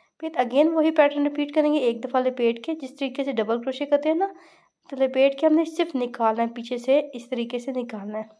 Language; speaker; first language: Urdu; native; Urdu